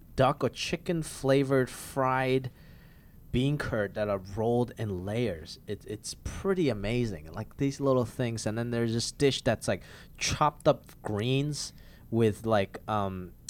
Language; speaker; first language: English; non-native, local second language; Cantonese